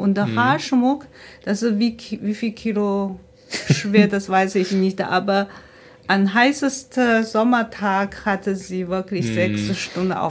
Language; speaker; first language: German; non-native, fluent; Chinese